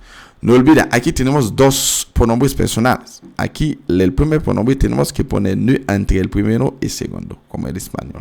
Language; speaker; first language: Spanish; non-native, fluent; French